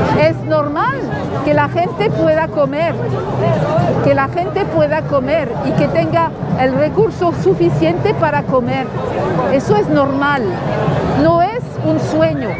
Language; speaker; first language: Spanish; non-native, fluent; French